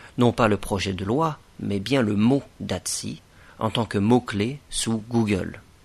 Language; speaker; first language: French; native; French